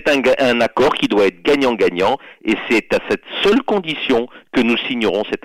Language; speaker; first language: French; native; French